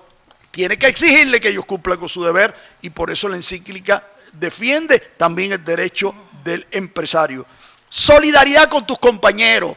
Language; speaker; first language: Spanish; native; Spanish